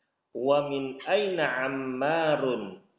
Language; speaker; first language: Arabic; non-native, fluent; Indonesian